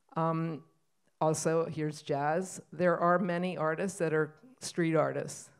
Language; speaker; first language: English; native; English